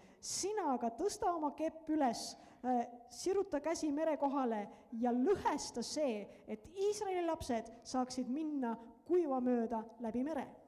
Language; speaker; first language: Estonian; native; Estonian